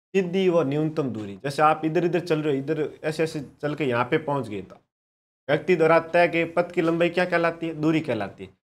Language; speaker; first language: Hindi; native; Hindi